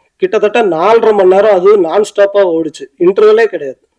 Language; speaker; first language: Tamil; native; Tamil